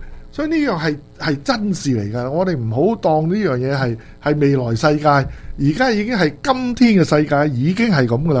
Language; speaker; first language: Chinese; native; Chinese